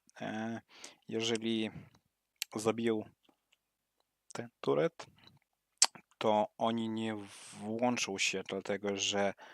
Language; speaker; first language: Polish; non-native, learner; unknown